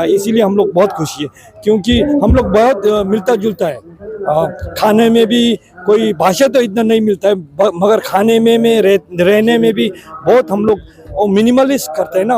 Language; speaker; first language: Hindi; non-native, fluent; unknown